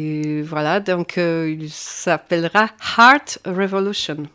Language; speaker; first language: French; non-native, fluent; Polish